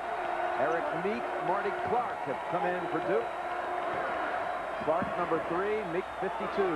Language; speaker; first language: English; native; English